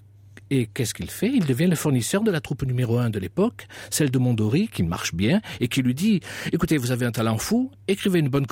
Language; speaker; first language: French; native; French